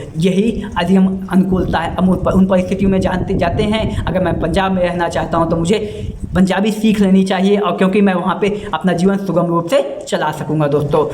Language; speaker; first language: Hindi; native; Hindi